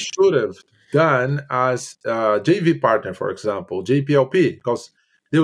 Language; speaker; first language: English; non-native, fluent; Portuguese